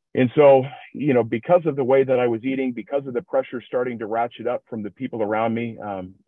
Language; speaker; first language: English; native; English